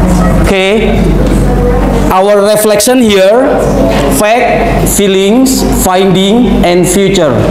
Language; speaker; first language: English; non-native, fluent; Indonesian